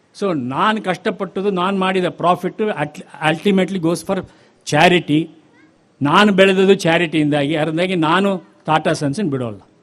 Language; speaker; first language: Kannada; native; Kannada